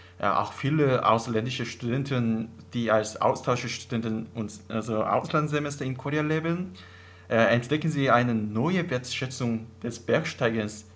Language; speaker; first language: German; non-native, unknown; Korean